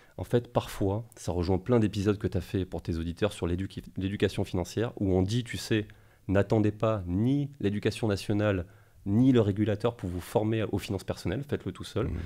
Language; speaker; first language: French; native; French